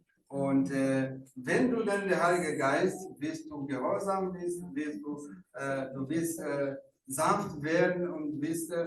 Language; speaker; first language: German; non-native, fluent; Rundi